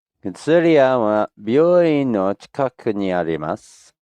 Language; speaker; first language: Japanese; non-native, learner; English